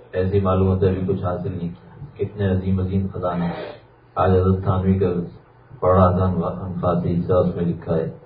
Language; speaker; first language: Urdu; native; Urdu